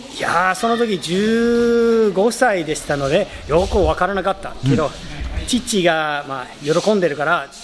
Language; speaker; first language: Japanese; non-native, fluent; English